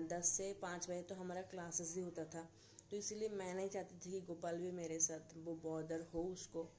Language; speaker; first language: Hindi; non-native, local second language; Bangla